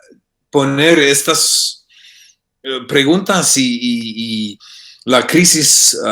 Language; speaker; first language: Spanish; non-native, fluent; English